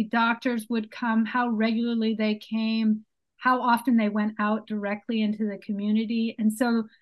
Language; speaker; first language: English; native; English